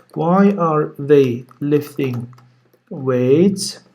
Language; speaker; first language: English; non-native, fluent; Turkish